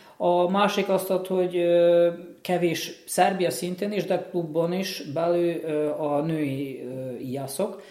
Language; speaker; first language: Hungarian; native; Hungarian